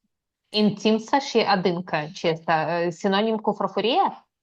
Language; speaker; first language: Romanian; non-native, learner; Russian